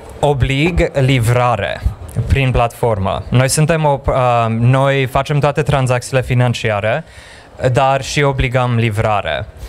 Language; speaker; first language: Romanian; early bilingual, heritage; Romanian